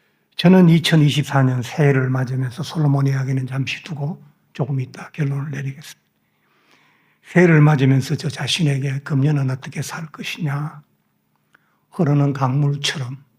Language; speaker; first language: Korean; native; Korean